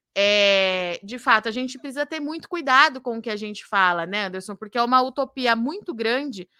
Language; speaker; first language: Portuguese; native; Portuguese